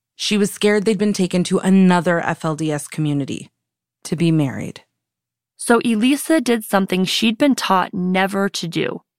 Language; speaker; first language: English; native; English